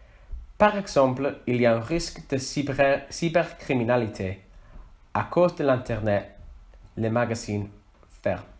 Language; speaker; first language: French; non-native, learner; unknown